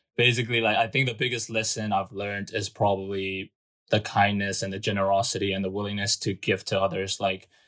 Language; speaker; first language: English; non-native, fluent; Burmese